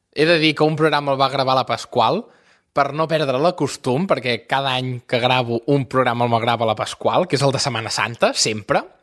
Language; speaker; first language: Catalan; native; Catalan